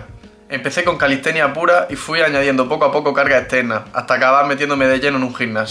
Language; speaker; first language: Spanish; native; Spanish